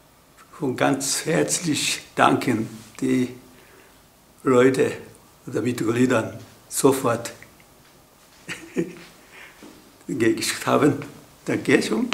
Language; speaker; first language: German; non-native, learner; Japanese